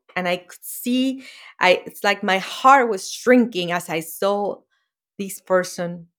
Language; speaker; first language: English; non-native, fluent; Spanish